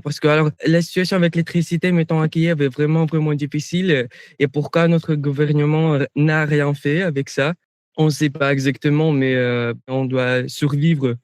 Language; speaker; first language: French; non-native, fluent; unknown